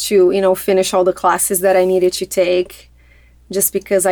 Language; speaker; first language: English; non-native, fluent; Portuguese